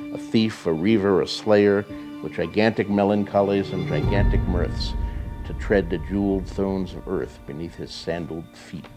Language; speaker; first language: English; native; English